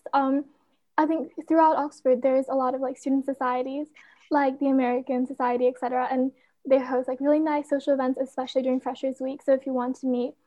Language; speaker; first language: English; non-native, fluent; Chinese